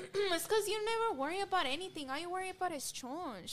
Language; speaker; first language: English; early bilingual, other home language; Spanish